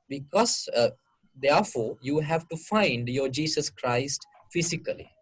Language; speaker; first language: English; non-native, local second language; Sinhala